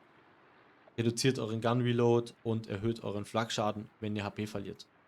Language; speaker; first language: German; native; German